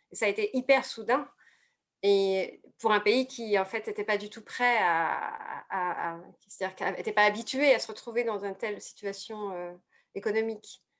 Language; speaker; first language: French; native; French